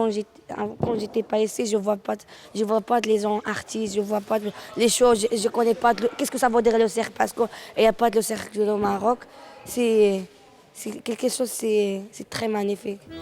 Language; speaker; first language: French; non-native, learner; Arabic